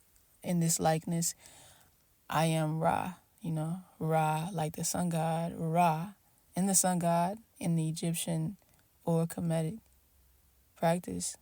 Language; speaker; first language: English; native; English